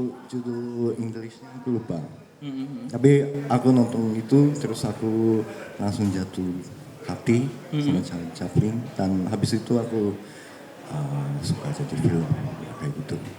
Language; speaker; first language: Indonesian; early bilingual, heritage; Japanese